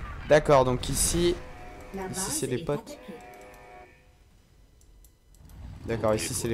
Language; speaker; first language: French; native; French